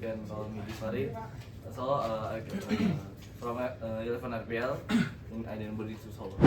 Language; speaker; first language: English; non-native, learner; Indonesian